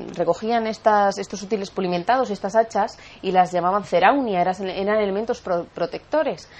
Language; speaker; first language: Spanish; native; Spanish